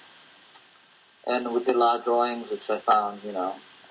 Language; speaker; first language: English; non-native, local second language; Filipino